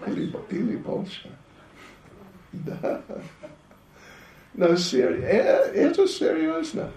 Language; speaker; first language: Russian; non-native, learner; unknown